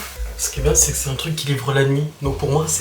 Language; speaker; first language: French; native; French